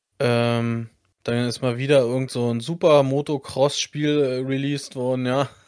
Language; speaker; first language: German; native; German